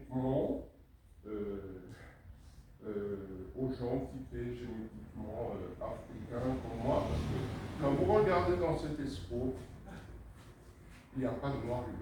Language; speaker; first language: French; native; French